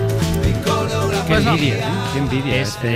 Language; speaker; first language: Spanish; native; Spanish